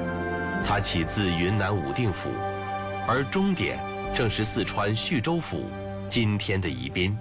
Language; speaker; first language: Chinese; native; Chinese